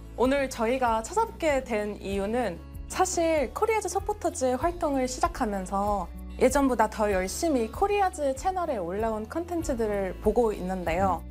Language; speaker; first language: Korean; non-native, fluent; Arabic